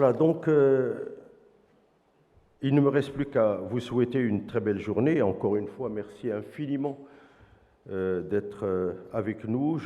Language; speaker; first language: French; non-native, local second language; Arabic